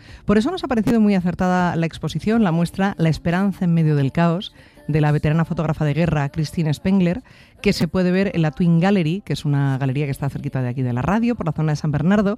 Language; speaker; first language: Spanish; native; Spanish